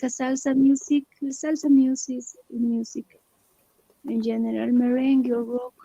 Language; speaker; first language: English; non-native, learner; Spanish